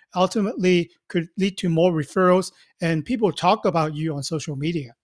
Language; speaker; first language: English; non-native, local second language; Cantonese